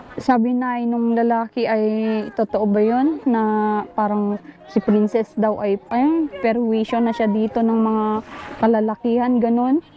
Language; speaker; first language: Filipino; native; Filipino